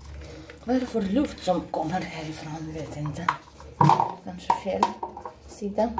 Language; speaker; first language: Swedish; non-native, learner; Russian